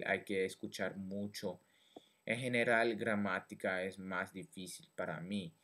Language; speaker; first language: Spanish; non-native, fluent; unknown